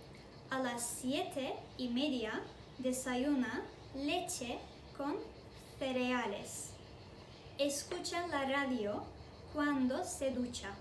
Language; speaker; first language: Spanish; non-native, fluent; Turkish